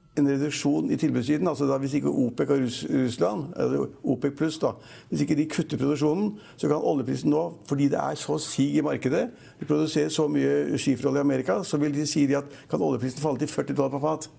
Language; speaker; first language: Norwegian; native; Norwegian